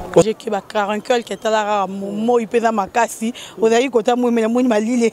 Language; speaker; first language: Lingala; native; Lingala